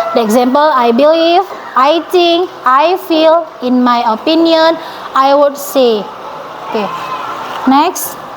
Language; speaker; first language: English; non-native, learner; Indonesian